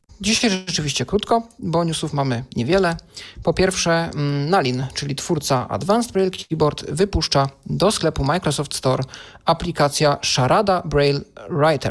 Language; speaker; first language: Polish; native; Polish